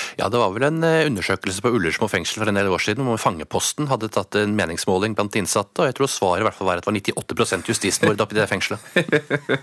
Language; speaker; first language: Norwegian; native; Norwegian